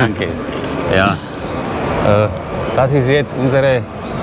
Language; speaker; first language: German; non-native, learner; Slovak